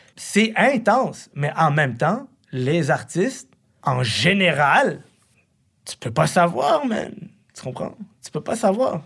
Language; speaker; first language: French; early bilingual, other home language; Arabic